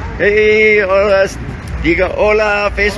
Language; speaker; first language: Spanish; non-native, learner; English